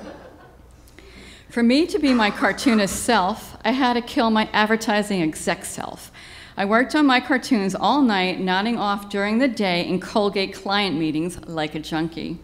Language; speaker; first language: English; native; English